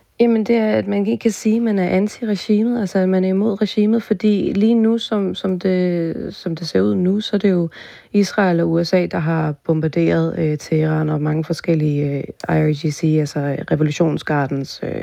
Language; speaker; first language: Danish; early bilingual, other home language; Persian